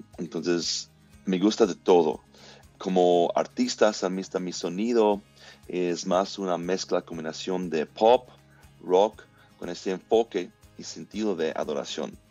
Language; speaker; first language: Spanish; non-native, fluent; English